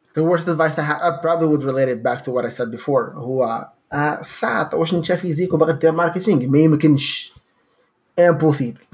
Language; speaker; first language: English; non-native, fluent; Arabic